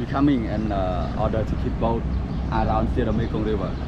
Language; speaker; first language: English; non-native, learner; Khmer